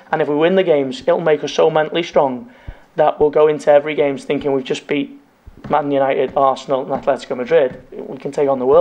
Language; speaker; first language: English; native; English